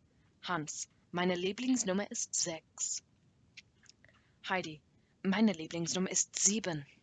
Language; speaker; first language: German; non-native, learner; English